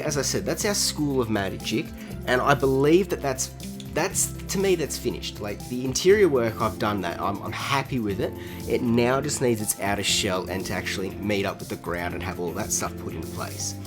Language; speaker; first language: English; native; English